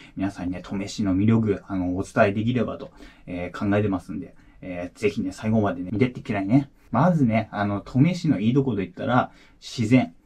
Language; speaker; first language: Japanese; native; Japanese